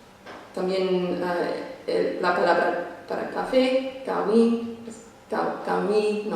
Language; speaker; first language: Spanish; non-native, fluent; English